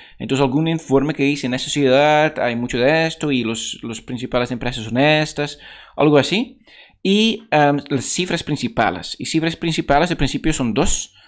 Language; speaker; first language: Spanish; non-native, fluent; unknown